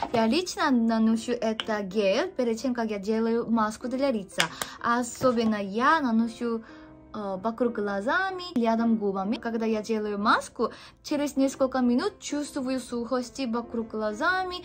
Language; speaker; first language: Russian; non-native, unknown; Korean